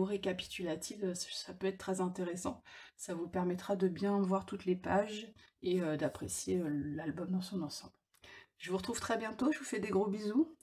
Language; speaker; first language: French; native; French